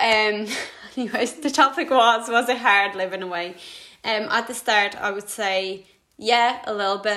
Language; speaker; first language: English; early bilingual, other home language; Latvian